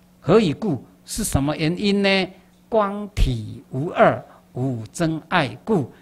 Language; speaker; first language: Chinese; native; Chinese